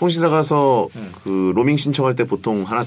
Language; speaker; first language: Korean; native; Korean